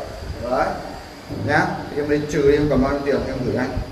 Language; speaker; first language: Vietnamese; native; Vietnamese